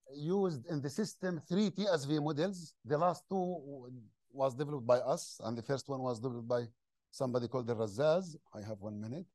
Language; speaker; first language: English; non-native, fluent; Arabic